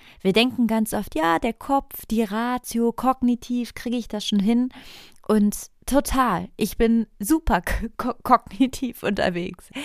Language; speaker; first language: German; non-native, fluent; Italian